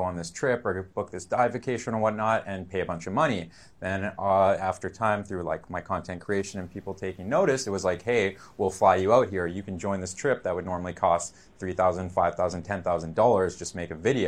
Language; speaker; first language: English; native; English